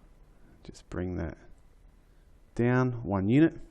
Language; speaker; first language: English; native; English